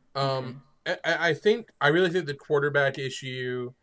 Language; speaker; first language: English; native; English